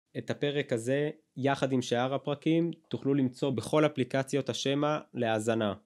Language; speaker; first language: Hebrew; native; Hebrew